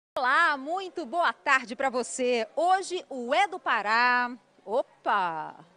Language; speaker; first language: Portuguese; native; Portuguese